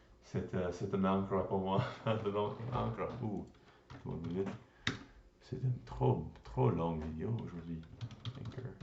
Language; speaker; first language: French; non-native, learner; English